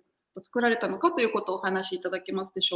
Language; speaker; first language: Japanese; native; Japanese